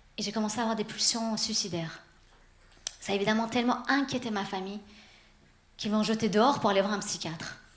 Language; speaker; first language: French; early bilingual, other home language; Persian